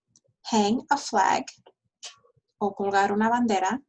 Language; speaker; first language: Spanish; early bilingual, heritage; Spanish